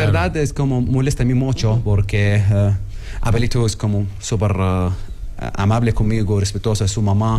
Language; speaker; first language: Spanish; non-native, learner; Arabic